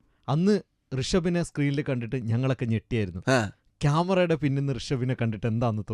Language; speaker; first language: Malayalam; native; Malayalam